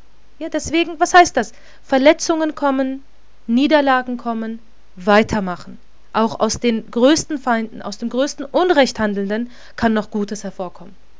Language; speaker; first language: German; native; German